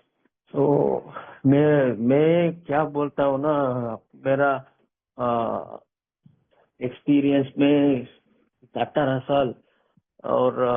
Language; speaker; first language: Hindi; non-native, local second language; Kannada